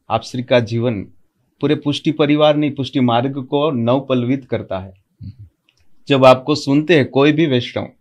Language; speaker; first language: Hindi; non-native, local second language; Gujarati